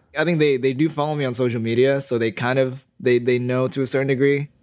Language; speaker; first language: English; non-native, fluent; Indonesian